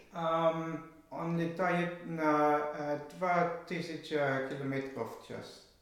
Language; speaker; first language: Russian; non-native, learner; German